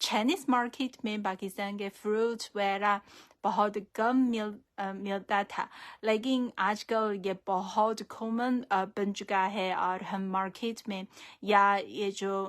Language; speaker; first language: Hindi; non-native, fluent; Chinese